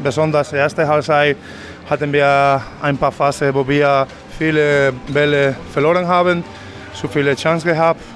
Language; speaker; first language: German; non-native, fluent; Spanish